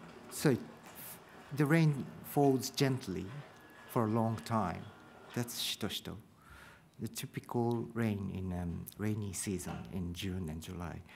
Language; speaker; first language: English; non-native, fluent; Japanese